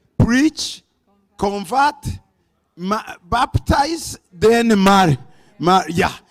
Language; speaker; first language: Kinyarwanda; early bilingual, heritage; Kinyarwanda